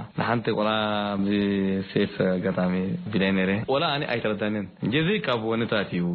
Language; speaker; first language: Tigrinya; non-native, local second language; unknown